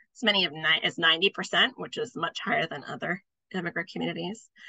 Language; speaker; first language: English; native; English